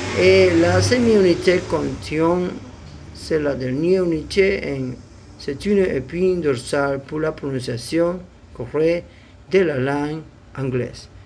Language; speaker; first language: French; non-native, learner; Spanish